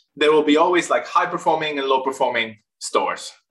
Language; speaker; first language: English; non-native, fluent; Spanish